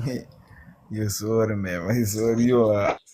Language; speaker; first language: English; non-native, learner; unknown